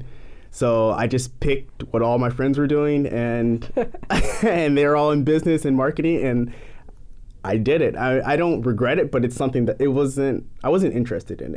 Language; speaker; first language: English; non-native, fluent; Japanese